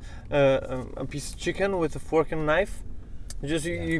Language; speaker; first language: English; non-native, fluent; Romanian